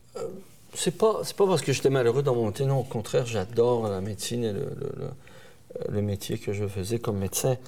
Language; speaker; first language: French; early bilingual, other home language; Persian